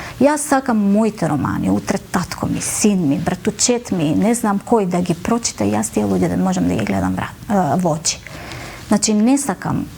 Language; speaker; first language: Macedonian; native; Macedonian